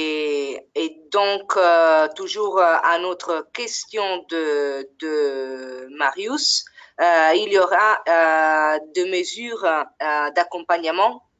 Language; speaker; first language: French; non-native, fluent; Italian